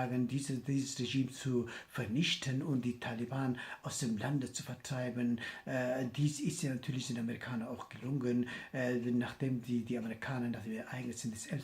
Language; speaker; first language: German; non-native, fluent; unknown